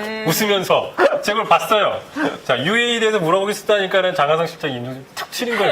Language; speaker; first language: Korean; native; Korean